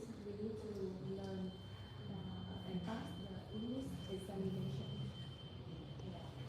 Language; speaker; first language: English; non-native, learner; Vietnamese